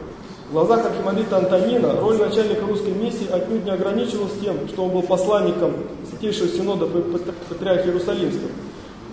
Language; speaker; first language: Russian; native; Russian